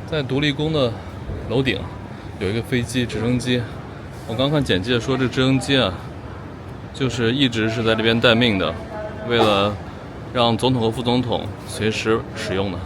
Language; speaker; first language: Chinese; native; Chinese